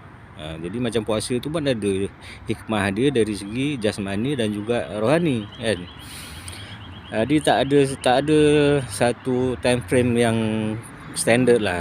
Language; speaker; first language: Malay; native; Malay